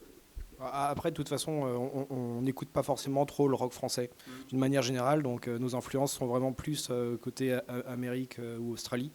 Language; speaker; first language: French; native; French